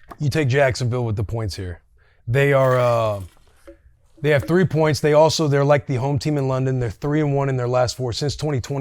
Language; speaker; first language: English; native; English